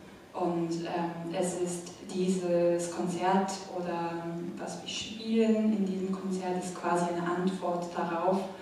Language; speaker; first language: German; non-native, fluent; Korean